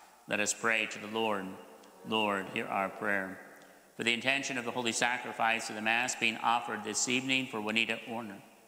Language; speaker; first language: English; native; English